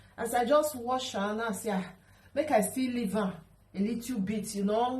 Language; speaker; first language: Nigerian Pidgin; non-native, local second language; Bini